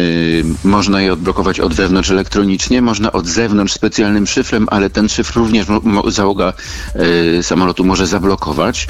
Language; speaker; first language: Polish; native; Polish